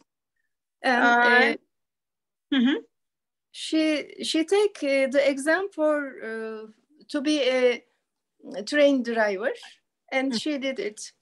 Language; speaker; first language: English; non-native, learner; Turkish